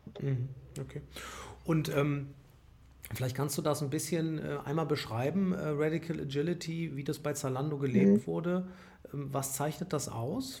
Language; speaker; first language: German; native; German